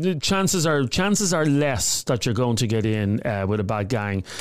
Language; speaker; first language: English; native; English